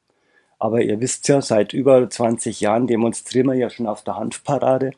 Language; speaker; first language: German; native; German